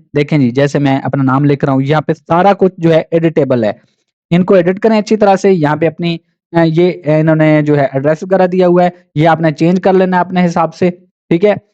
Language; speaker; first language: Urdu; non-native, local second language; Punjabi